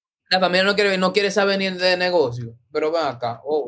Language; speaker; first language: Spanish; early bilingual, heritage; Spanish